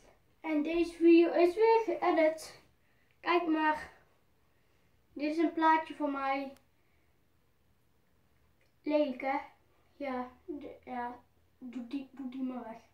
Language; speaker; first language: Dutch; native; Dutch